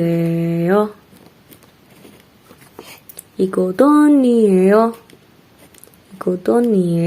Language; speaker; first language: Korean; non-native, learner; Indonesian